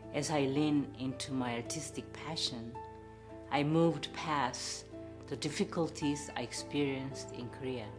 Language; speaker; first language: English; non-native, fluent; Korean